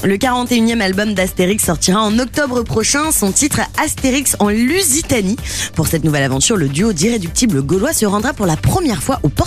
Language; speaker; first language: French; native; French